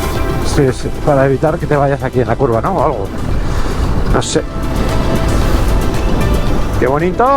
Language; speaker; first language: Spanish; native; Spanish